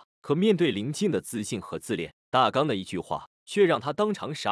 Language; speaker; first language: Chinese; native; Chinese